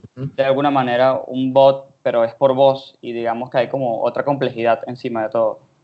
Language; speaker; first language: Spanish; native; Spanish